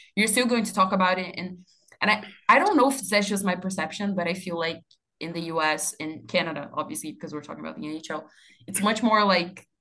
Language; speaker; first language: English; non-native, fluent; Portuguese